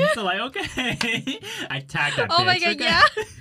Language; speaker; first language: English; early bilingual, other home language; Chinese